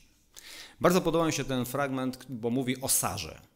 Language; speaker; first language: Polish; native; Polish